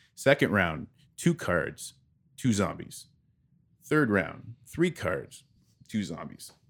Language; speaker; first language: English; native; English